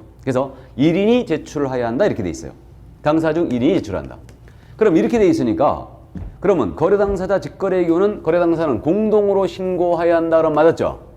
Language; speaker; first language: Korean; native; Korean